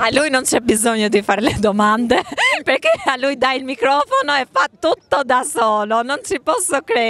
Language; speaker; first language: Italian; native; Italian